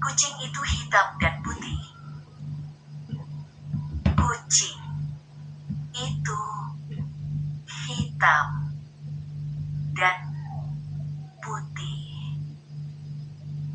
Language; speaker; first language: Indonesian; non-native, learner; German